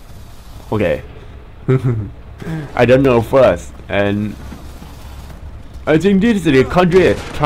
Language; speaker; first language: English; non-native, learner; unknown